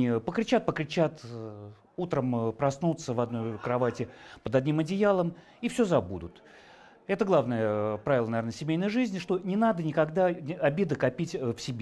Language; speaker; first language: Russian; native; Russian